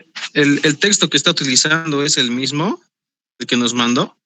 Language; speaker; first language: Spanish; native; Spanish